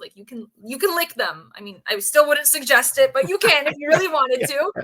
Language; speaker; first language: English; native; English